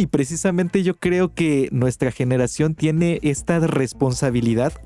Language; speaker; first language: Spanish; native; Spanish